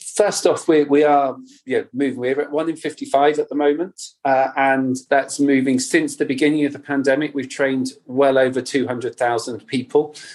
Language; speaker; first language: English; native; English